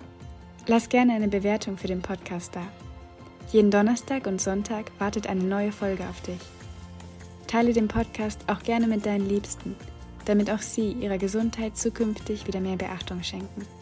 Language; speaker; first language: German; native; German